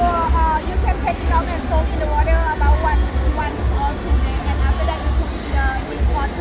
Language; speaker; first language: English; non-native, learner; Thai